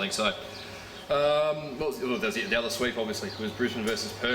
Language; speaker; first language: English; native; English